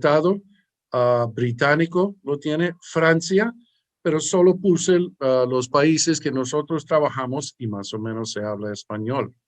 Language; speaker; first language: Spanish; early bilingual, heritage; English